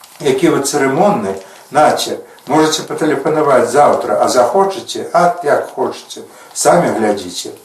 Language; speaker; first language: Belarusian; native; Belarusian